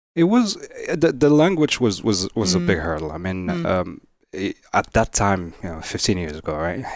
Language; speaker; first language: English; non-native, fluent; Arabic